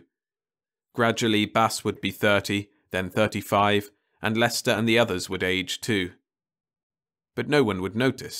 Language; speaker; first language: English; native; English